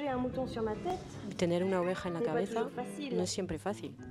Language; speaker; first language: Spanish; non-native, fluent; French